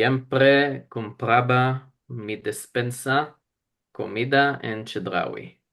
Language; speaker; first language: Spanish; non-native, learner; English